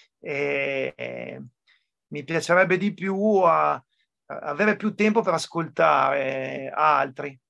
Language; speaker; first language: Italian; native; Italian